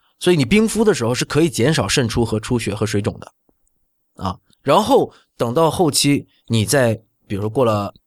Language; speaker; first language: Chinese; native; Chinese